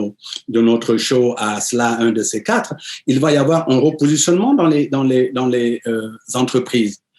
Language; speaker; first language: French; native; French